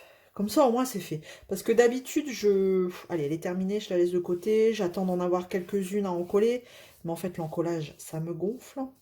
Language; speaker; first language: French; native; French